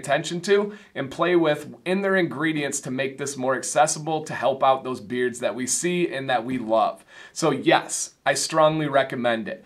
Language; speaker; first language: English; native; English